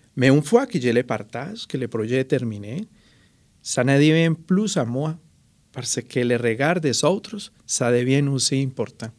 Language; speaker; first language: French; non-native, fluent; Spanish